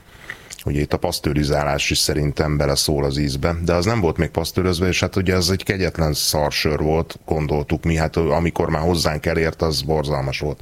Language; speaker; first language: Hungarian; native; Hungarian